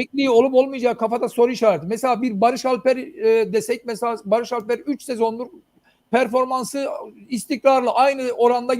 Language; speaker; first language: Turkish; native; Turkish